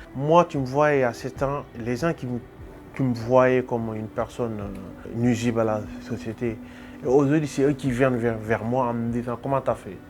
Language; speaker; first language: French; non-native, local second language; Wolof